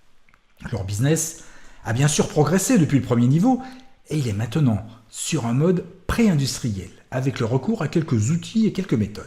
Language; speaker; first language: French; native; French